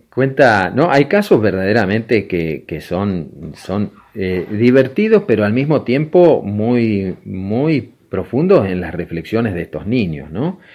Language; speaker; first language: Spanish; native; Spanish